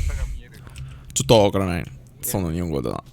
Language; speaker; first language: Japanese; non-native, learner; English